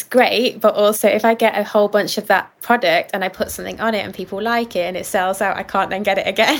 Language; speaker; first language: English; native; English